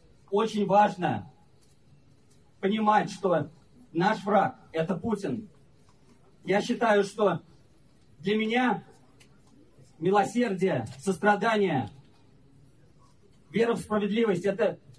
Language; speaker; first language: Russian; native; Russian